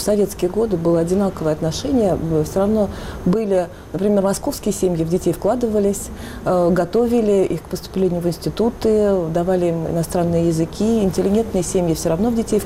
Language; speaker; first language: Russian; native; Russian